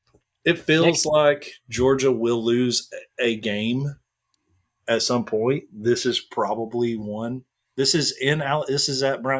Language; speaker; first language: English; native; English